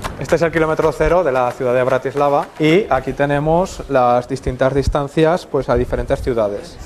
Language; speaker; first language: Spanish; native; Spanish